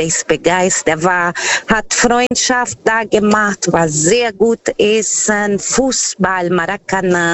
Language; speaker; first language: German; non-native, fluent; Portuguese